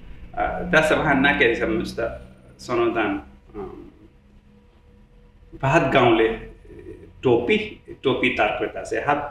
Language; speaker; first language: Finnish; non-native, learner; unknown